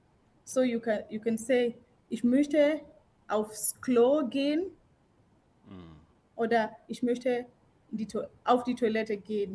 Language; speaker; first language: German; non-native, fluent; Swahili